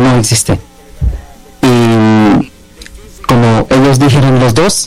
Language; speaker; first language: Spanish; non-native, learner; Bangla